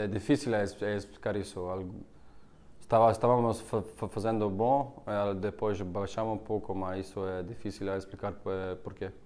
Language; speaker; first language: Portuguese; non-native, learner; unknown